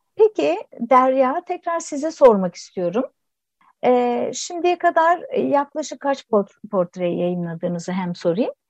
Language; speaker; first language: Turkish; native; Turkish